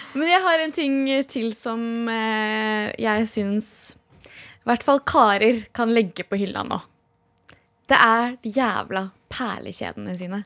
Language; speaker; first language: Norwegian; early bilingual, other home language; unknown